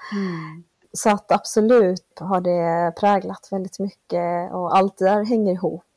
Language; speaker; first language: Swedish; early bilingual, other home language; Spanish